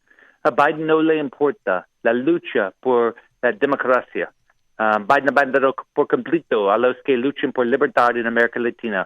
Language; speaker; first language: Spanish; non-native, learner; English